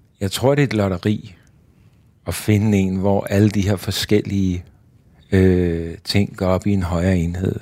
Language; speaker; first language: Danish; native; Danish